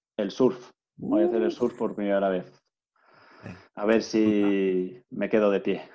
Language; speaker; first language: Spanish; non-native, fluent; English